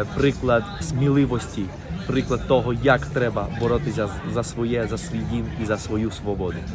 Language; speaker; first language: Ukrainian; non-native, fluent; Spanish